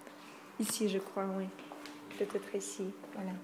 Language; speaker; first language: French; non-native, fluent; Russian